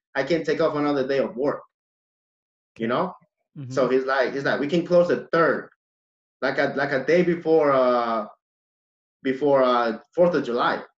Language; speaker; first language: English; early bilingual, other home language; Spanish